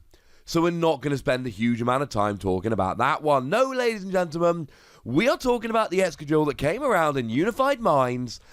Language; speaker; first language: English; native; English